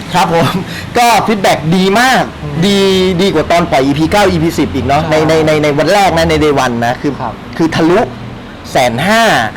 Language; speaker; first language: Thai; native; Thai